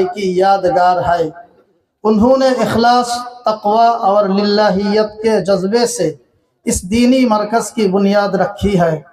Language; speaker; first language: Urdu; non-native, fluent; Bangla